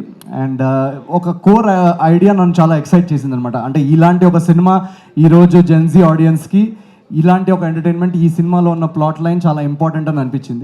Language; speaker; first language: Telugu; native; Telugu